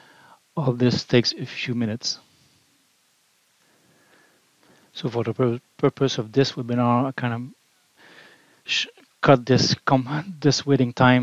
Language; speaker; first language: English; non-native, fluent; French